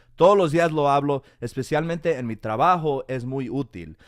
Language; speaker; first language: Spanish; early bilingual, heritage; Spanish